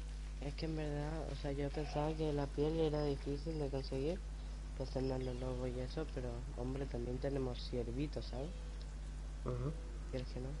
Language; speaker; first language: Spanish; native; Spanish